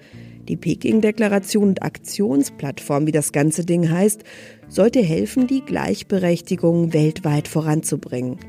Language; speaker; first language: German; native; German